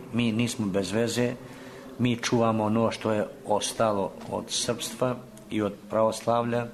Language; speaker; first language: Serbian; early bilingual, heritage; Serbian